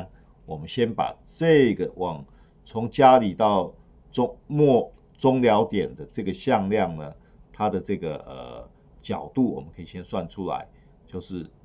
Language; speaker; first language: Chinese; native; Chinese